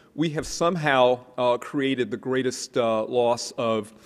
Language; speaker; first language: English; native; English